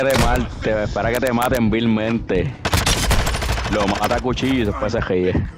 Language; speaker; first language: Spanish; native; Spanish